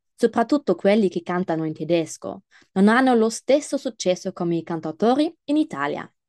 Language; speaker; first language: Italian; non-native, fluent; German